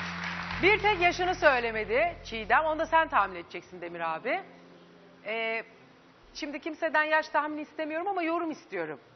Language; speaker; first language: Turkish; native; Turkish